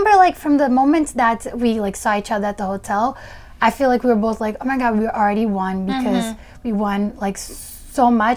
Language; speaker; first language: English; early bilingual, other home language; Portuguese